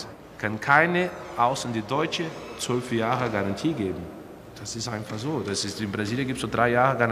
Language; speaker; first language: German; early bilingual, heritage; Portuguese